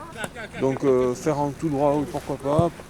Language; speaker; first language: French; native; French